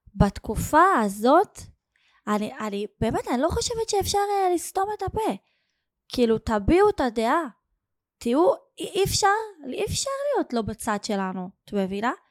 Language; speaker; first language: Hebrew; native; Hebrew